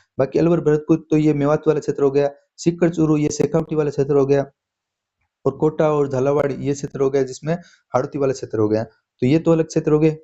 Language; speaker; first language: Hindi; native; Hindi